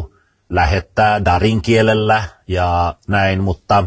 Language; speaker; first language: Finnish; early bilingual, heritage; Finnish